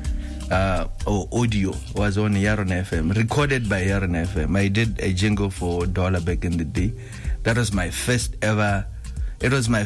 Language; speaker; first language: English; non-native, local second language; Tswana